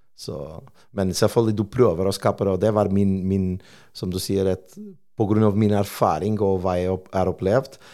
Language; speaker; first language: Norwegian; non-native, fluent; Portuguese